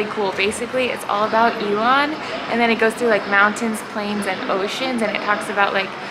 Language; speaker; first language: English; native; English